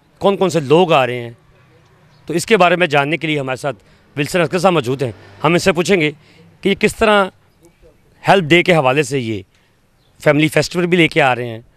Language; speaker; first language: Urdu; non-native, local second language; Punjabi